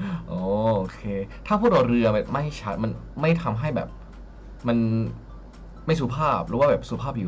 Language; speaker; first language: Thai; non-native, learner; Indonesian